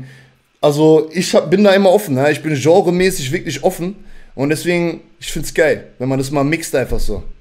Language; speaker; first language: German; native; German